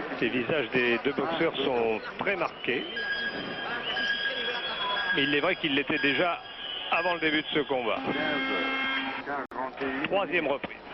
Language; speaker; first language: French; native; French